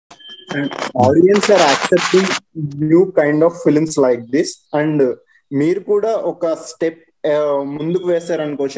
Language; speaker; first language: Telugu; native; Telugu